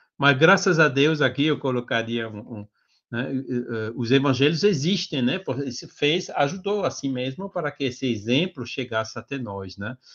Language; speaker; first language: Portuguese; non-native, fluent; French